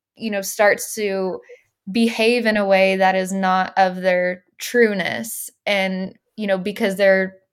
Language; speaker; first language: English; native; English